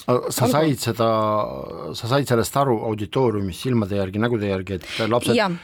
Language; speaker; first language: Estonian; non-native, local second language; Russian